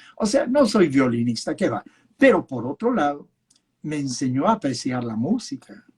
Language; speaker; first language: Spanish; early bilingual, other home language; Yiddish